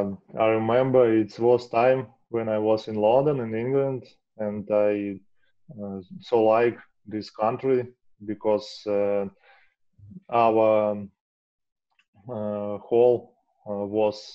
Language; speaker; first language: English; non-native, learner; Russian